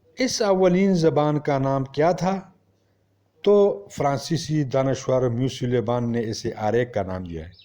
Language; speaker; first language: Urdu; non-native, local second language; Pashto